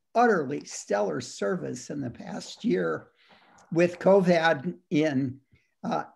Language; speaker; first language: English; native; English